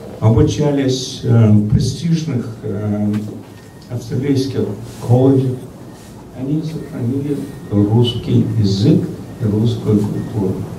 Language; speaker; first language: Russian; early bilingual, heritage; Russian